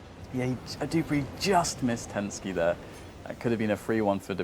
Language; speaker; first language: English; native; English